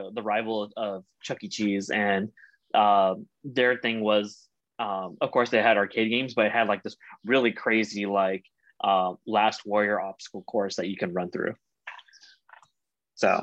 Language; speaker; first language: English; native; English